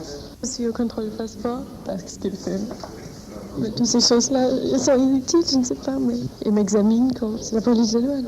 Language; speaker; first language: French; non-native, fluent; German